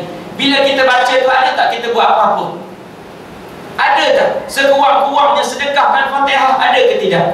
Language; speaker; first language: Malay; native; Malay